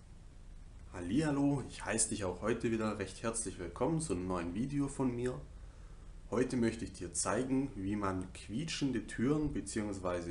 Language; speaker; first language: German; native; German